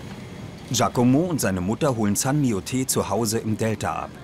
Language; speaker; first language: German; native; German